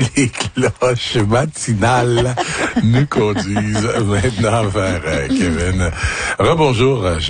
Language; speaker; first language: French; native; French